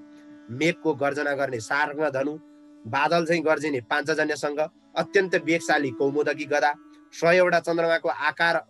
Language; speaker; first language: Nepali; native; Nepali